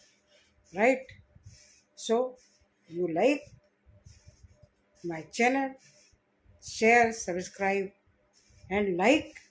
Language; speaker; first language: English; non-native, learner; Hindi